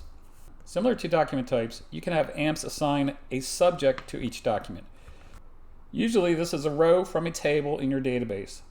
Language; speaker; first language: English; native; English